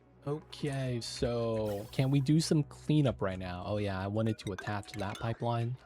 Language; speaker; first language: English; native; English